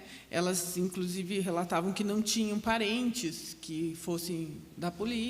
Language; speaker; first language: Portuguese; native; Portuguese